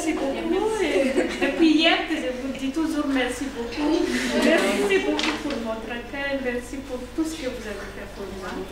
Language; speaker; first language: French; non-native, local second language; Malagasy